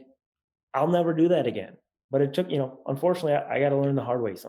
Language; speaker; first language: English; native; English